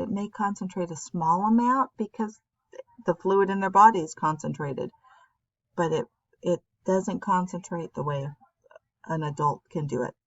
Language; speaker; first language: English; native; English